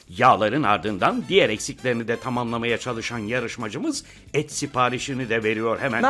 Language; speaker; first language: Turkish; native; Turkish